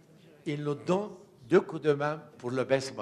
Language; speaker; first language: French; non-native, fluent; Turkish